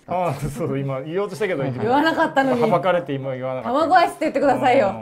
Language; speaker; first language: Japanese; native; Japanese